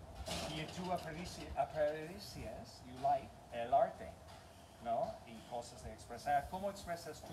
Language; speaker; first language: Spanish; non-native, learner; English